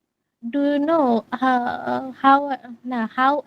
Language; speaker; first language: English; non-native, learner; Bangla